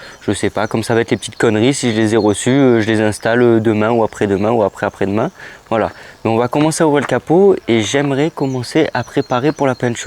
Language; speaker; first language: French; native; French